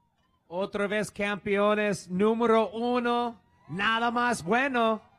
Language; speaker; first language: Spanish; non-native, learner; English